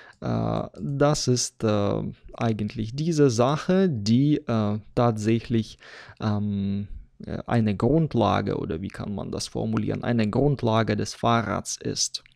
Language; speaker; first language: German; non-native, fluent; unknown